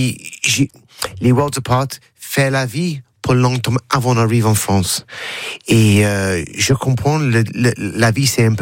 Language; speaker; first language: French; non-native, learner; English